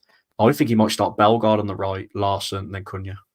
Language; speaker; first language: English; native; English